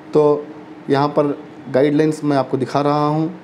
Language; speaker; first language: Hindi; non-native, local second language; Urdu